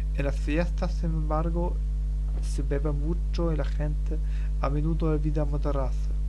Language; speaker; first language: Spanish; non-native, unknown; German